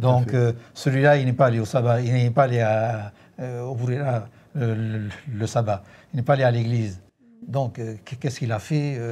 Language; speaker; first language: French; native; French